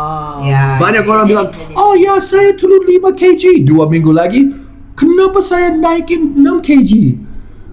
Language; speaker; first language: Indonesian; non-native, fluent; English